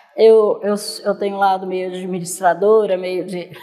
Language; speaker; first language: Portuguese; native; Portuguese